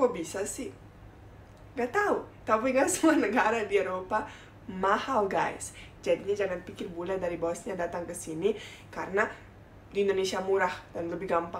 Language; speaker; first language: Indonesian; non-native, fluent; Bosnian